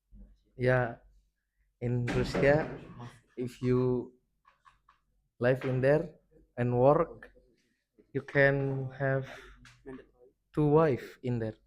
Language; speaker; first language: English; non-native, learner; Indonesian